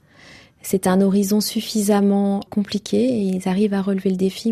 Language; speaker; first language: French; non-native, local second language; Kinyarwanda